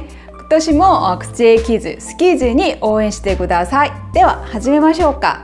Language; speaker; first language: Japanese; non-native, fluent; Korean